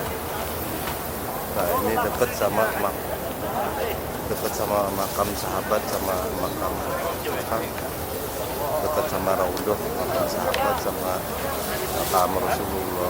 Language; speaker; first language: Indonesian; native; Indonesian